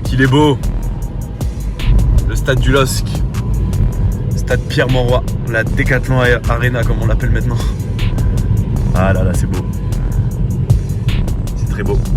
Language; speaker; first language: French; native; French